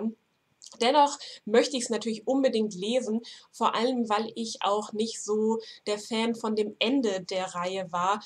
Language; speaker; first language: German; native; German